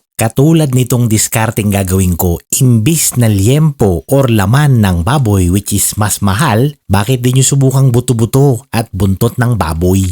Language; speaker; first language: Filipino; non-native, local second language; Iloko